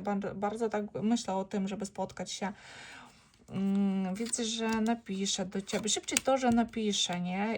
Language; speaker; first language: Polish; non-native, learner; Ukrainian